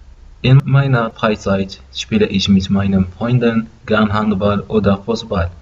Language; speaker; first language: German; non-native, learner; Arabic